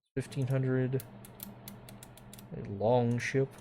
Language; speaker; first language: English; native; English